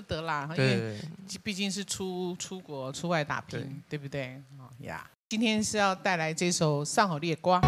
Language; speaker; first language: Chinese; native; Chinese